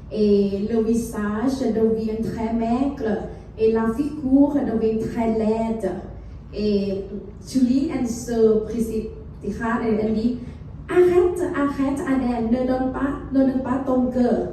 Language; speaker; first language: French; non-native, fluent; Thai